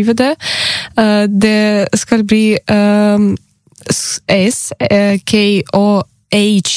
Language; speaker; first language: Norwegian; non-native, learner; Ukrainian